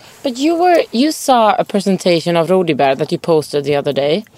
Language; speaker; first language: English; non-native, fluent; Swedish